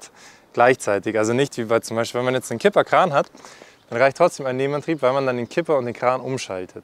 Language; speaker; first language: German; native; German